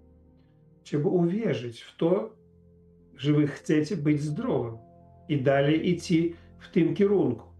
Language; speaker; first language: Polish; non-native, learner; Ukrainian